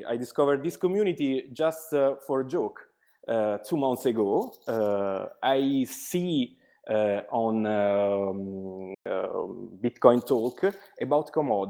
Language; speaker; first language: English; non-native, learner; Italian